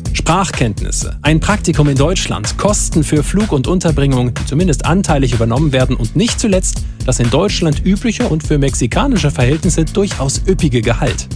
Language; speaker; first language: German; native; German